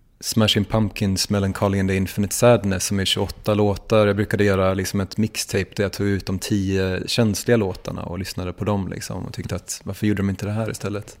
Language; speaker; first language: Swedish; native; Swedish